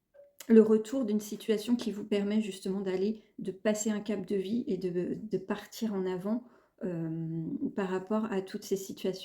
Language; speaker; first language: French; native; French